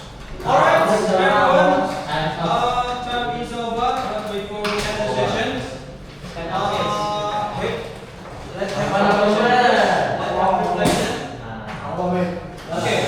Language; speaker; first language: English; non-native, learner; Indonesian